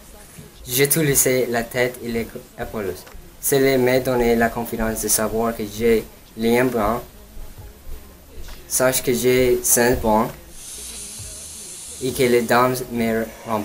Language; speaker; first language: French; non-native, learner; English